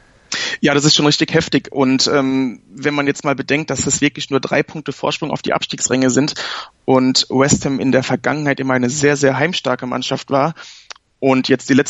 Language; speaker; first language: German; native; German